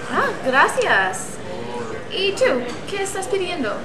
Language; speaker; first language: Spanish; non-native, learner; English